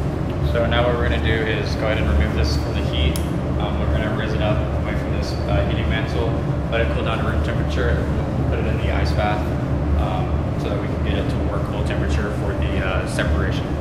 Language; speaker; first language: English; native; English